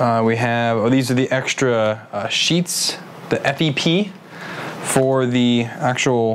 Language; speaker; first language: English; native; English